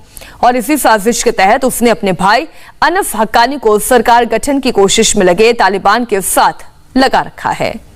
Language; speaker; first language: Hindi; native; Hindi